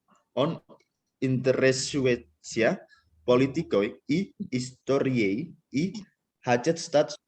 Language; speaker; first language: Russian; non-native, learner; Indonesian